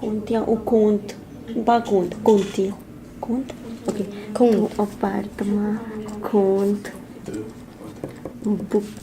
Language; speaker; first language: French; non-native, learner; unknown